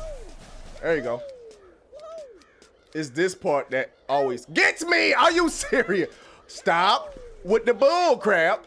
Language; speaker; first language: English; native; English